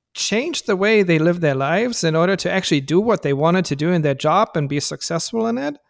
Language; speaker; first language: English; non-native, fluent; German